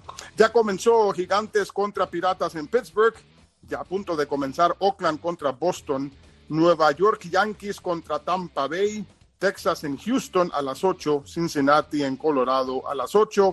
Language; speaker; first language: Spanish; native; Spanish